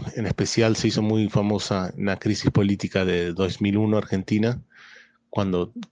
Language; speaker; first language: Portuguese; non-native, learner; Spanish